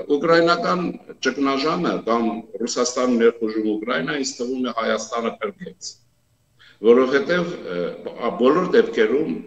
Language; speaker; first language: Armenian; native; Armenian